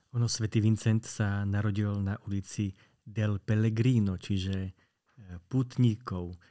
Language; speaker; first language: Slovak; native; Slovak